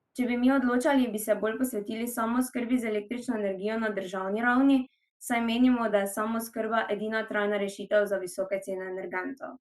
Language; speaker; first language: Slovenian; native; Slovenian